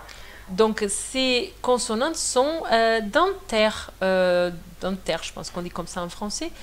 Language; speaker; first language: French; non-native, fluent; Portuguese